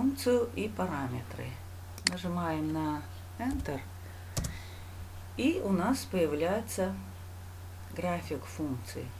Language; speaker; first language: Russian; non-native, local second language; Uzbek